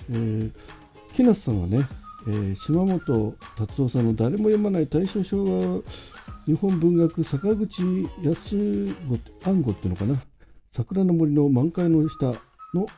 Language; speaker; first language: Japanese; native; Japanese